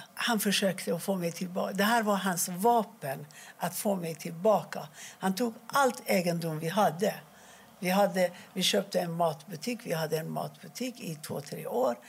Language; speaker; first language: Swedish; non-native, fluent; Persian